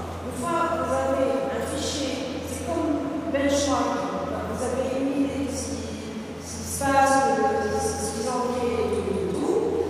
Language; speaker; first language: French; non-native, local second language; Arabic